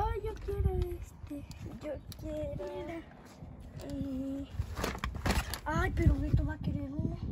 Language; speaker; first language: Spanish; native; Spanish